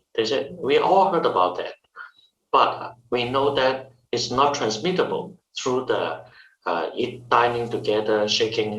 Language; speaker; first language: English; non-native, fluent; Chinese